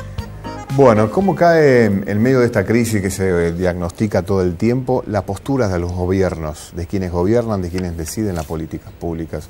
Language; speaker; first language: Spanish; native; Spanish